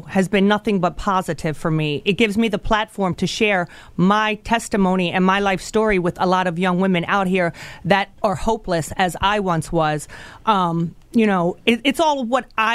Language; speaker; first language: English; native; English